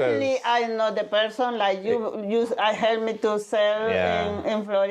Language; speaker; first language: English; non-native, learner; Spanish